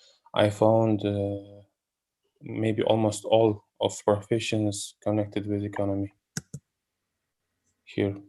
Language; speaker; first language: English; non-native, learner; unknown